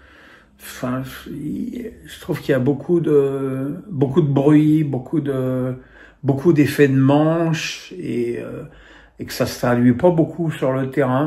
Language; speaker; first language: French; native; French